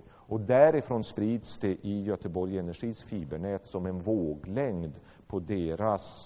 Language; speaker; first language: Swedish; native; Swedish